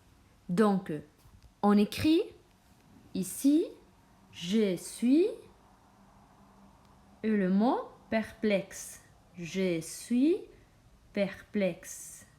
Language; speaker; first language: French; non-native, fluent; Spanish